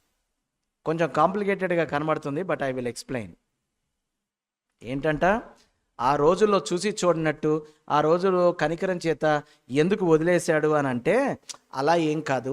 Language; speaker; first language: Telugu; native; Telugu